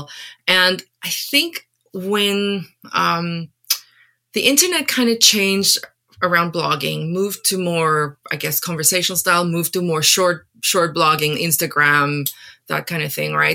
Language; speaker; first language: English; non-native, local second language; Afrikaans